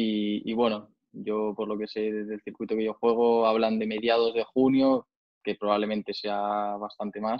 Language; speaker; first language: Spanish; native; Spanish